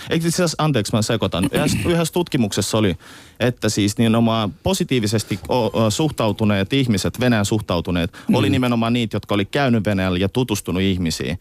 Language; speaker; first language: Finnish; early bilingual, other home language; Russian